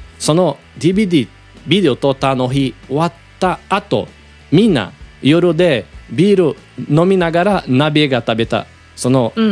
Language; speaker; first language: Japanese; non-native, learner; Portuguese